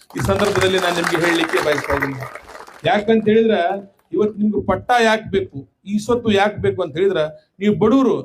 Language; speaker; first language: Kannada; non-native, local second language; Urdu